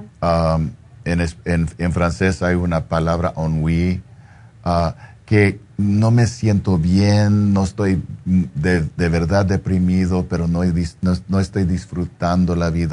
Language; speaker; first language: Spanish; non-native, fluent; English